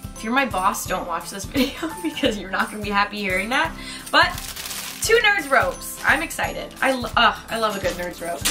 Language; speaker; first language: English; native; English